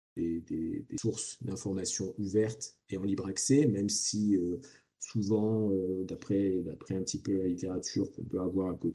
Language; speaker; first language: French; native; French